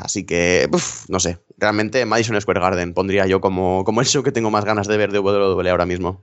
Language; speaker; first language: Spanish; native; Spanish